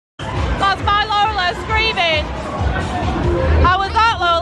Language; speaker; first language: English; native; English